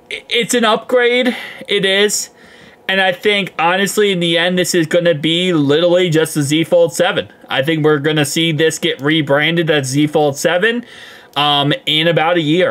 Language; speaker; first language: English; native; English